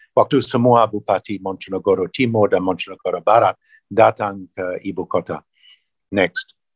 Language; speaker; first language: Indonesian; non-native, fluent; English